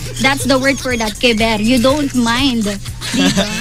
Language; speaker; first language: English; non-native, local second language; Filipino